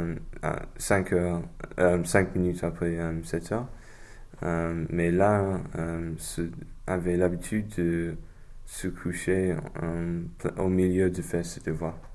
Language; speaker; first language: French; non-native, learner; English